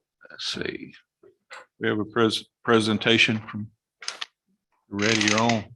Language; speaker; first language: English; native; English